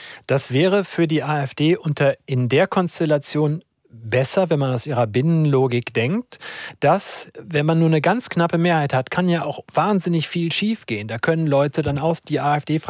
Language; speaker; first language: German; native; German